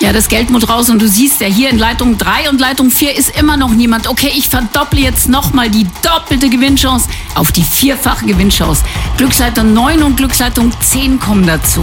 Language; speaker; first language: German; native; German